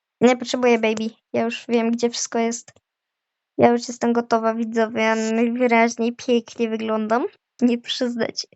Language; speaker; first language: Polish; native; Polish